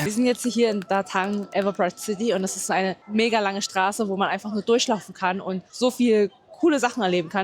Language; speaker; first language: German; native; German